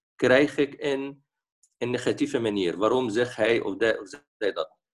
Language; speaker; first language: Dutch; non-native, learner; Arabic